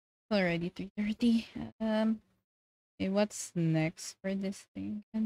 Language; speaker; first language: English; non-native, local second language; Filipino